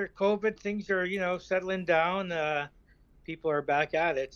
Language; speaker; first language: English; native; English